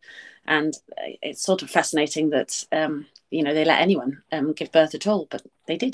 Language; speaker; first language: English; native; English